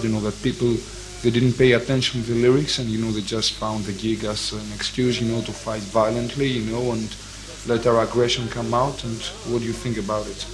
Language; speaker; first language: English; non-native, fluent; Greek